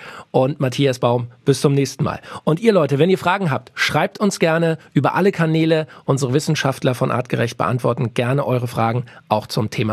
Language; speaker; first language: German; native; German